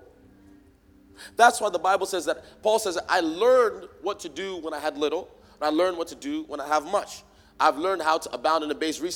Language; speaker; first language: English; native; English